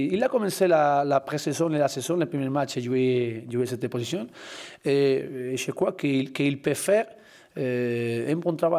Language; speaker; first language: French; non-native, learner; Spanish